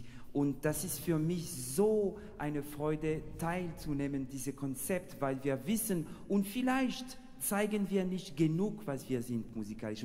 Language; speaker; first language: German; non-native, fluent; French